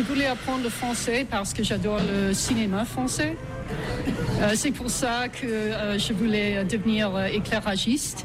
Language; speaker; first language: French; non-native, fluent; English